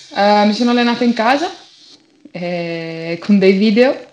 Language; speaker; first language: Italian; native; Italian